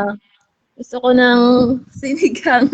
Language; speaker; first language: Filipino; native; Filipino